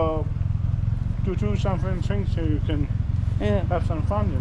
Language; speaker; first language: English; non-native, learner; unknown